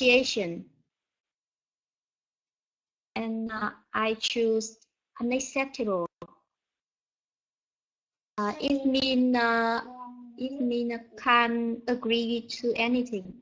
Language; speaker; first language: English; non-native, learner; Vietnamese